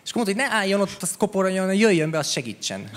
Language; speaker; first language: Hungarian; native; Hungarian